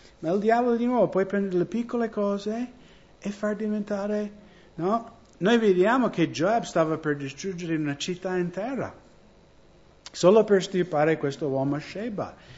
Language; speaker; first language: Italian; non-native, fluent; English